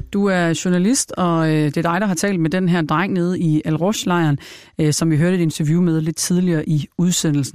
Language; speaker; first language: Danish; native; Danish